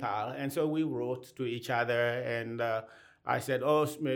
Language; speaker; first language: English; non-native, fluent; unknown